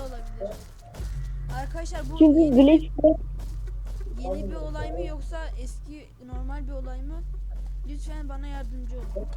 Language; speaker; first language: Turkish; native; Turkish